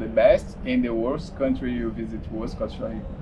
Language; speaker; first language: English; non-native, learner; Portuguese